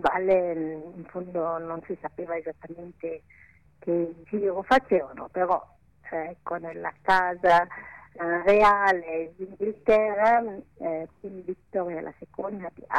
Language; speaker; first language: Italian; non-native, local second language; Ladin